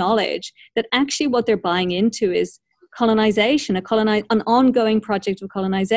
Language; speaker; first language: English; native; English